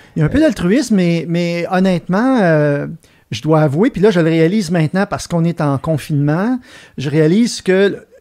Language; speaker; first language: French; native; French